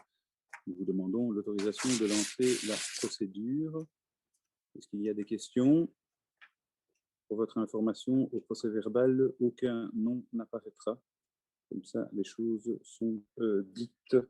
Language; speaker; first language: French; native; French